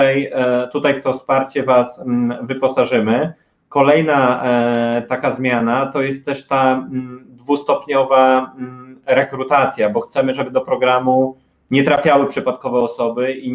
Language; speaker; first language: Polish; native; Polish